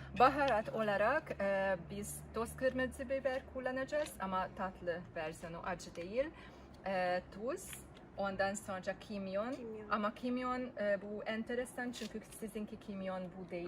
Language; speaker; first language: Turkish; non-native, fluent; Hungarian